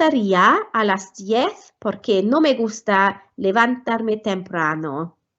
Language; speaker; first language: Spanish; non-native, fluent; Welsh